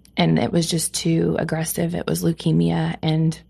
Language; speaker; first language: English; native; English